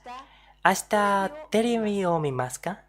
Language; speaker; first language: Japanese; non-native, learner; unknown